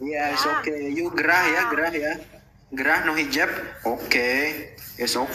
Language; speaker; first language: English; non-native, learner; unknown